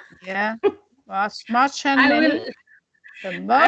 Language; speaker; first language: English; non-native, fluent; Arabic